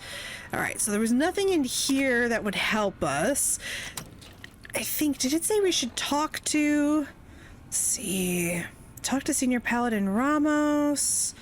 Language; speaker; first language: English; native; English